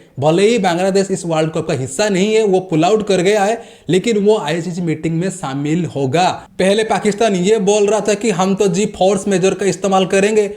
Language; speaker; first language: Hindi; native; Hindi